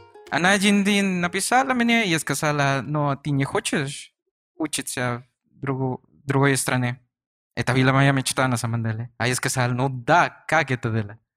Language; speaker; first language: Russian; non-native, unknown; Spanish